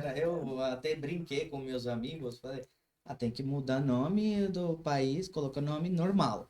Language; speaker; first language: Portuguese; non-native, learner; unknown